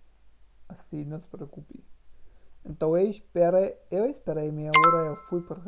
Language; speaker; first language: Portuguese; non-native, learner; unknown